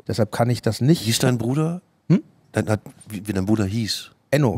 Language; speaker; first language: German; native; German